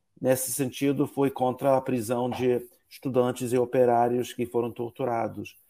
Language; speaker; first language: Portuguese; non-native, fluent; English